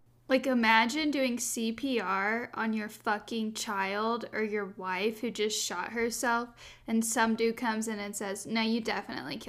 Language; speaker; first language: English; native; English